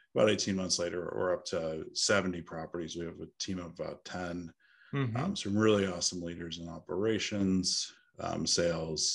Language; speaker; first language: English; native; English